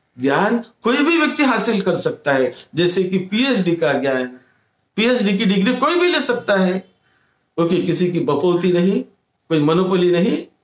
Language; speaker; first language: Hindi; non-native, local second language; Marathi